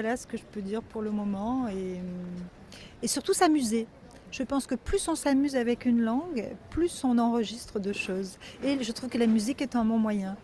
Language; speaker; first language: French; native; French